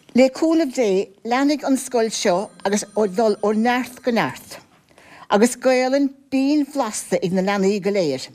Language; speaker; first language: Irish; native; Irish